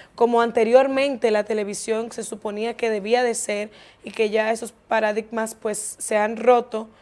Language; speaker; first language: Spanish; native; Spanish